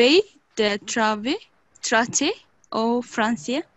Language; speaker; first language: French; non-native, learner; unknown